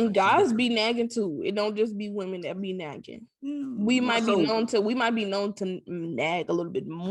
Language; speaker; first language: English; native; English